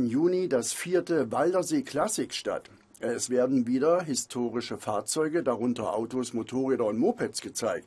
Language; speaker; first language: German; native; German